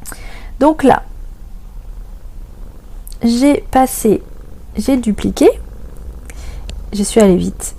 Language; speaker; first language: French; native; French